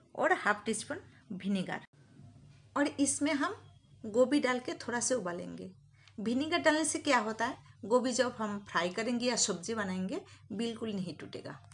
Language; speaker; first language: Hindi; native; Hindi